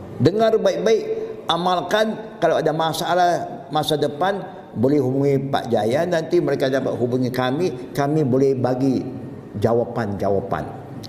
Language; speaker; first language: Malay; non-native, local second language; Chinese